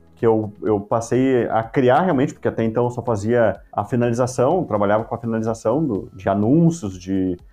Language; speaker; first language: Portuguese; native; Portuguese